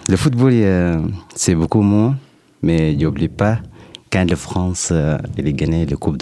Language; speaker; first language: French; non-native, learner; Arabic